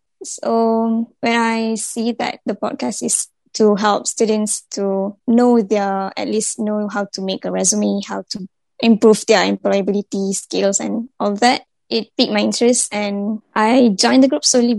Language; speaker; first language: English; non-native, local second language; Malay